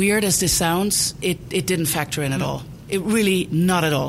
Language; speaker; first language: English; non-native, fluent; Dutch